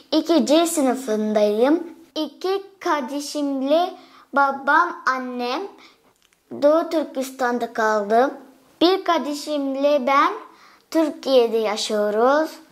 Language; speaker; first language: Turkish; early bilingual, other home language; Uyghur